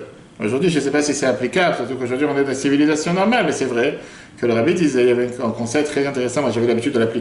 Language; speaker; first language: French; native; French